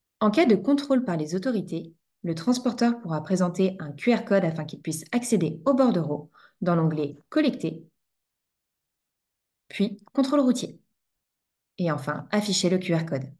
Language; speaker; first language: French; native; French